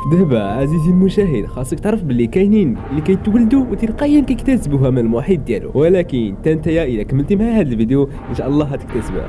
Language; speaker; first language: Arabic; native; Arabic